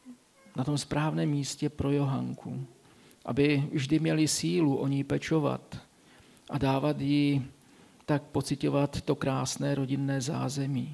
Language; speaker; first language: Czech; native; Czech